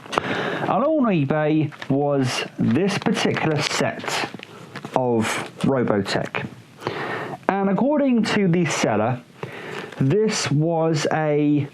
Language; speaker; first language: English; native; English